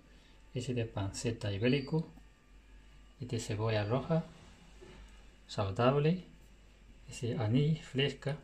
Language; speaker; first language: Spanish; non-native, learner; Chinese